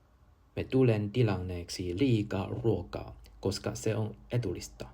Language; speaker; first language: Finnish; non-native, learner; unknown